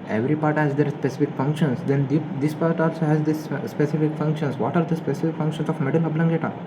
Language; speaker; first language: English; non-native, local second language; Kannada